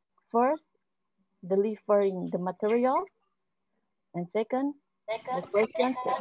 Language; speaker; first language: English; non-native, fluent; Indonesian